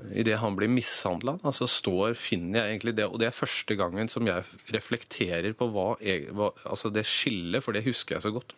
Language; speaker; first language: Norwegian; native; Norwegian